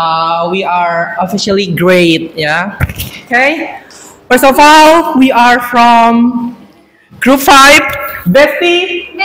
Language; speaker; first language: English; non-native, learner; Indonesian